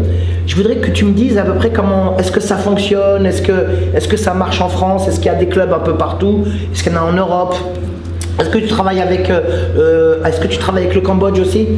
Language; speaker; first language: French; native; French